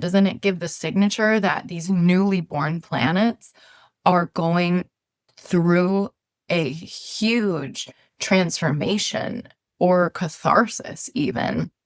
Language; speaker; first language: English; native; English